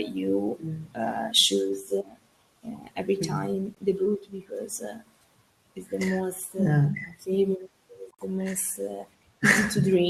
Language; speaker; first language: English; non-native, learner; Italian